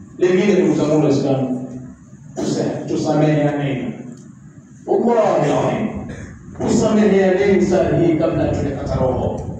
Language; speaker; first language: Swahili; native; Swahili